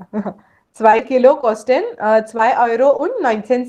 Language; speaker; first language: German; non-native, fluent; Hindi